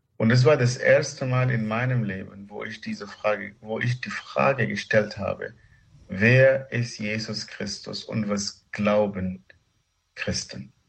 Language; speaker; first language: German; non-native, fluent; Arabic